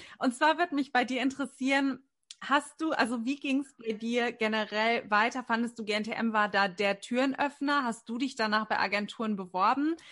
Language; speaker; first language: German; native; German